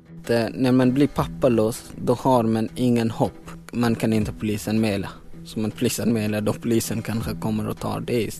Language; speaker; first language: Swedish; non-native, learner; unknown